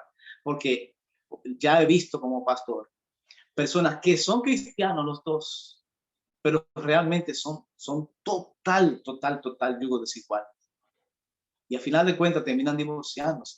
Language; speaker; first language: Spanish; native; Spanish